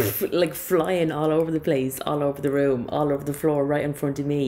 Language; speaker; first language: English; native; English